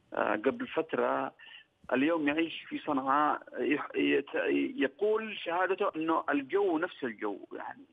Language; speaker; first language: Arabic; native; Arabic